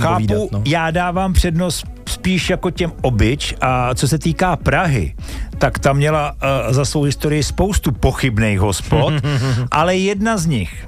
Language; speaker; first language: Czech; native; Czech